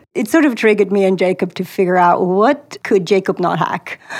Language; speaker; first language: English; non-native, fluent; Swedish